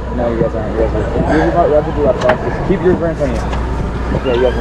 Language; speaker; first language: English; native; English